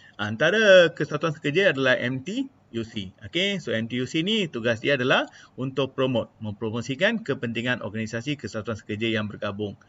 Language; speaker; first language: Malay; non-native, local second language; Tamil